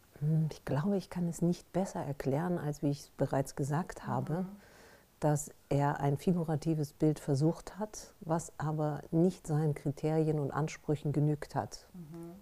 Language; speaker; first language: German; native; German